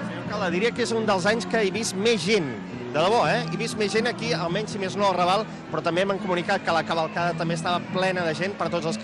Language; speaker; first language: Catalan; native; Catalan